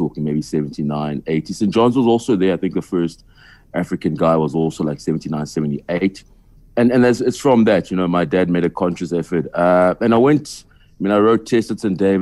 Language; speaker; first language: English; non-native, local second language; Zulu